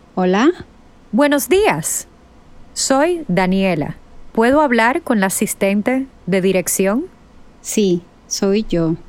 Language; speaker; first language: Spanish; native; Spanish